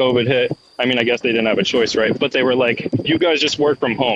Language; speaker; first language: English; native; English